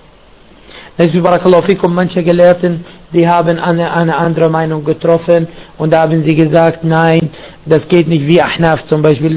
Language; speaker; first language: German; non-native, fluent; Arabic